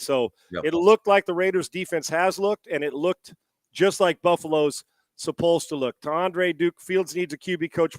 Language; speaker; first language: English; native; English